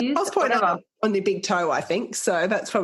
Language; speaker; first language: English; native; English